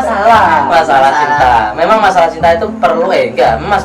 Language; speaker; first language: Indonesian; non-native, local second language; Javanese